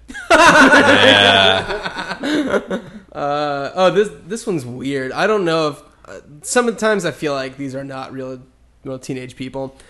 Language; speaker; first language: English; native; English